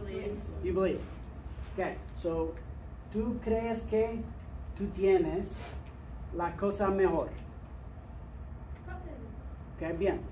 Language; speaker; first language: Spanish; non-native, fluent; English